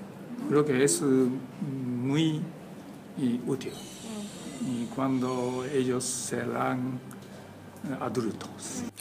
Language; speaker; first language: Spanish; non-native, learner; Japanese